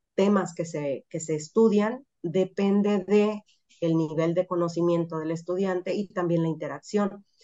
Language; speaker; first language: Spanish; native; Spanish